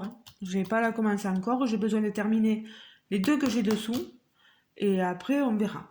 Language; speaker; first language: French; native; French